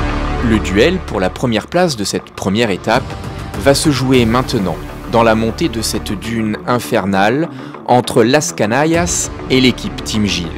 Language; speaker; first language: French; native; French